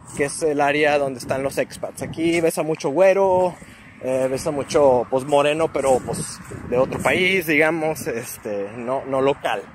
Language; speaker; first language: Spanish; native; Spanish